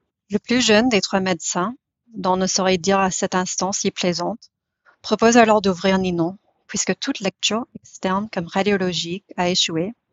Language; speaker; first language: French; non-native, fluent; English